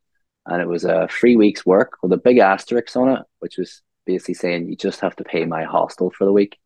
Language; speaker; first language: English; native; English